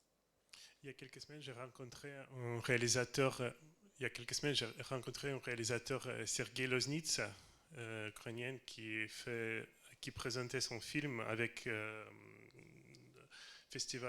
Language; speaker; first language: French; non-native, learner; Russian